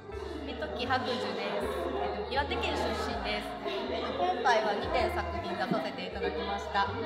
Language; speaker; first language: Japanese; native; Japanese